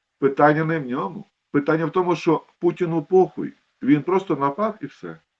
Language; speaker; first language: Ukrainian; non-native, local second language; Russian